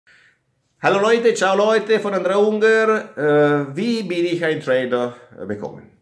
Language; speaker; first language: German; non-native, learner; Italian